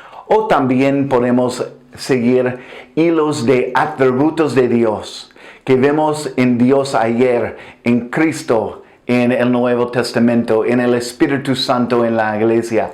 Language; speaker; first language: Spanish; non-native, fluent; English